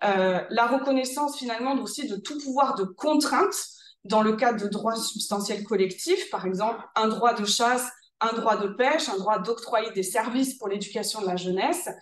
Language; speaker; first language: French; native; French